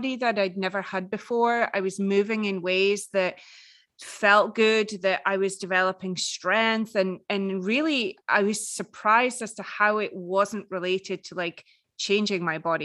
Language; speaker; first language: English; native; English